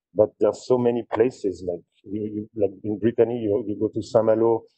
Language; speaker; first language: English; non-native, fluent; French